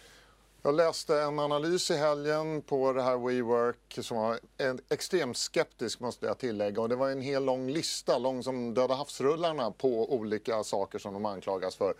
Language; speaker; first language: Swedish; native; Swedish